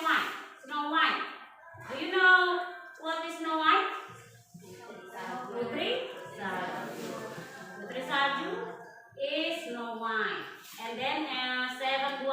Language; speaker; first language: English; non-native, learner; Indonesian